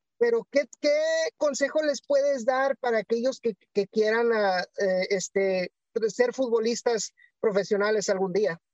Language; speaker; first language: Spanish; native; Spanish